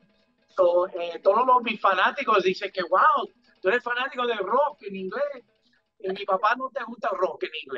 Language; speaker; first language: Spanish; early bilingual, heritage; English